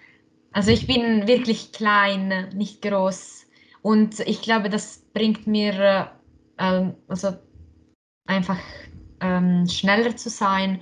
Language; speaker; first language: German; non-native, local second language; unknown